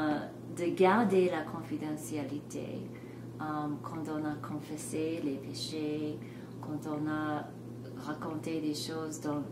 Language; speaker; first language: French; non-native, fluent; English